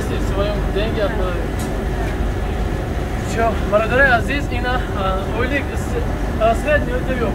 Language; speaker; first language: Russian; non-native, local second language; Tajik